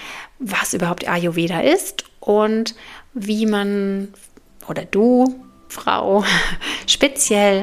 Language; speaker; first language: German; native; German